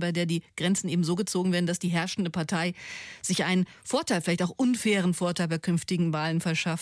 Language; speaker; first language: German; native; German